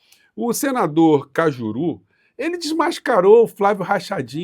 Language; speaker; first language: Portuguese; native; Portuguese